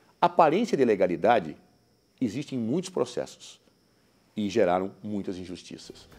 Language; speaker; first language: Portuguese; native; Portuguese